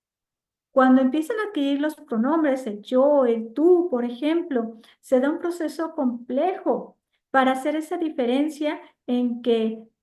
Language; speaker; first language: Spanish; native; Spanish